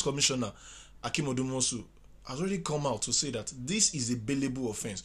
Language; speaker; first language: English; non-native, local second language; Yoruba